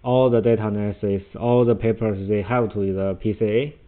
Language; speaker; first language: English; non-native, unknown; Chinese